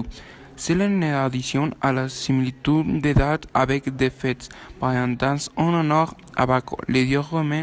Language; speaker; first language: French; non-native, learner; Spanish